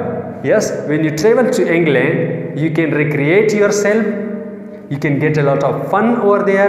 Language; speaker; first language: English; non-native, local second language; Urdu